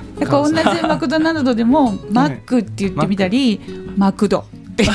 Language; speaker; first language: Japanese; native; Japanese